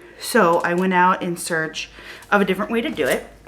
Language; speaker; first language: English; native; English